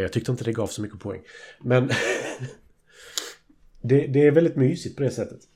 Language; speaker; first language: Swedish; native; Swedish